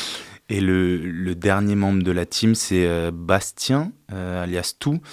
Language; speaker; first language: French; native; French